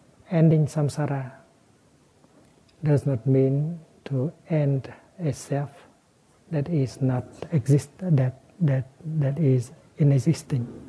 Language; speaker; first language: English; non-native, fluent; Vietnamese